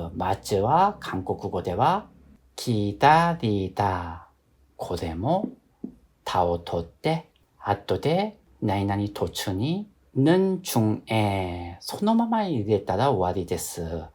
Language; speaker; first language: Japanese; non-native, fluent; Korean